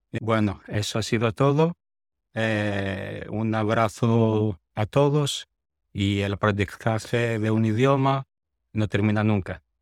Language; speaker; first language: Spanish; non-native, fluent; Greek